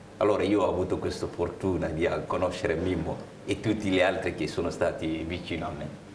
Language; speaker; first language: Italian; non-native, fluent; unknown